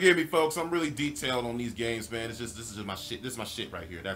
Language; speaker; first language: English; native; English